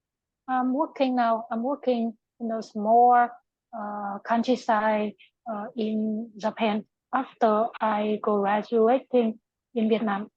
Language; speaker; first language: English; non-native, learner; Vietnamese